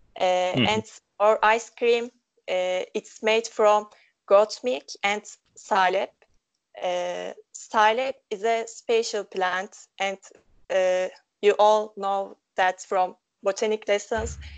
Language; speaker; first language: English; non-native, local second language; Turkish